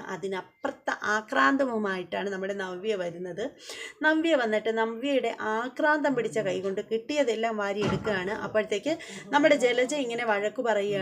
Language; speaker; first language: Malayalam; native; Malayalam